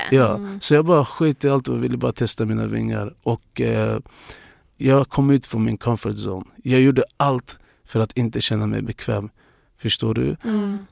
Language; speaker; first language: Swedish; non-native, local second language; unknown